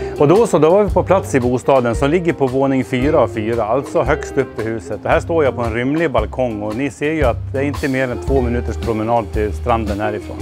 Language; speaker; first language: Swedish; native; Swedish